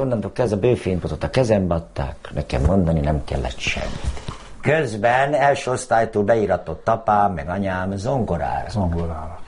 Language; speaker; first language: Hungarian; native; Hungarian